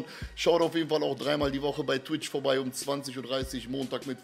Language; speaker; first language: German; native; German